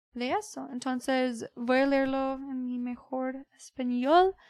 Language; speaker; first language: Spanish; early bilingual, heritage; Spanish